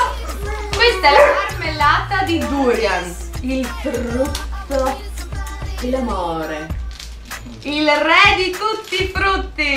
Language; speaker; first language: Italian; native; Italian